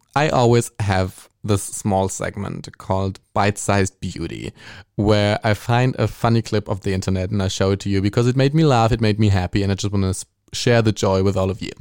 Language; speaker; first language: English; non-native, fluent; German